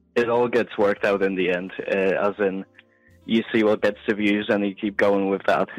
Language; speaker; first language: English; non-native, fluent; Polish